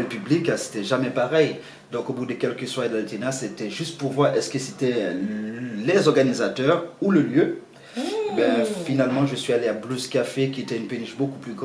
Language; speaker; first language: French; non-native, local second language; Haitian Creole